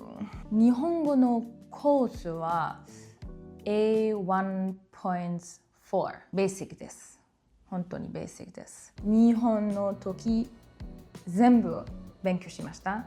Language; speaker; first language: Japanese; non-native, learner; German